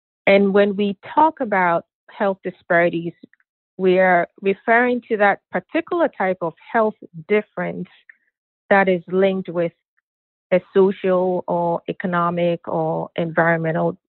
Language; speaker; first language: English; non-native, local second language; Akan